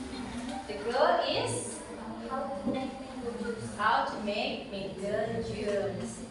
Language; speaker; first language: English; non-native, learner; Indonesian